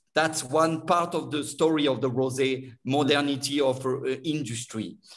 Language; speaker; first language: English; non-native, learner; French